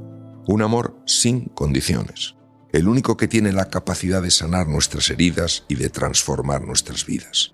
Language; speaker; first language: Spanish; native; Spanish